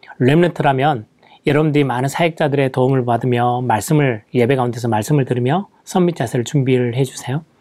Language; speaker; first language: Korean; native; Korean